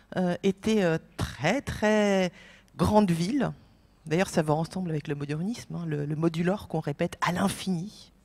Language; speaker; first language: French; non-native, fluent; Polish